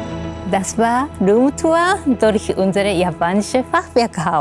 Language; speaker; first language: German; non-native, fluent; Japanese